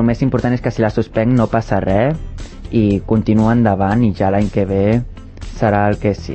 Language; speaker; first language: Catalan; native; Catalan